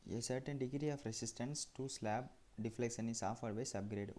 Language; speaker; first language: English; non-native, local second language; Tamil